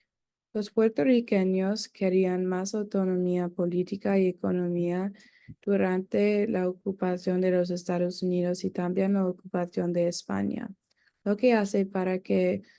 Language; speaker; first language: Spanish; non-native, learner; English